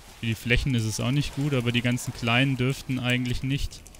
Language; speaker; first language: German; native; German